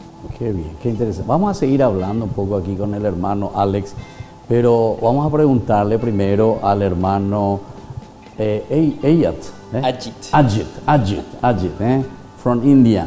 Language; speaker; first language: Spanish; native; Spanish